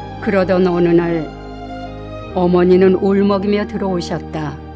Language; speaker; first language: Korean; native; Korean